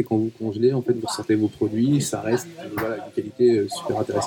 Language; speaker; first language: French; native; French